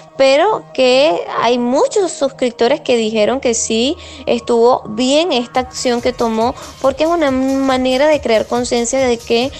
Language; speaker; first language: Spanish; native; Spanish